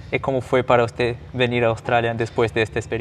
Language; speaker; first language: Spanish; non-native, learner; Portuguese